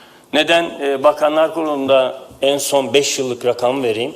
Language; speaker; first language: Turkish; native; Turkish